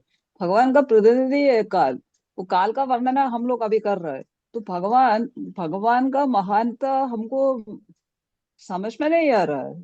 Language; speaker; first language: Hindi; non-native, local second language; Bangla